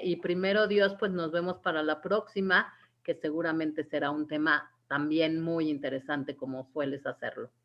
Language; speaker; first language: Spanish; native; Spanish